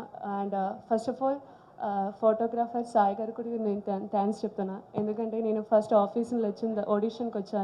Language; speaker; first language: Telugu; non-native, learner; Malayalam